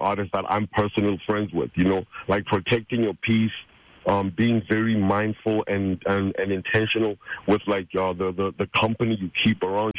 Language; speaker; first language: English; non-native, local second language; Tswana